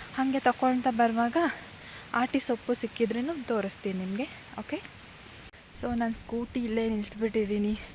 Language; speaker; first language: Kannada; non-native, local second language; Tulu